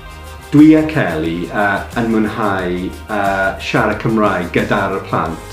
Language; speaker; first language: Welsh; non-native, local second language; English